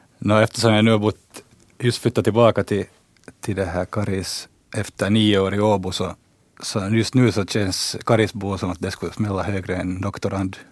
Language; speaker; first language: Swedish; native; Swedish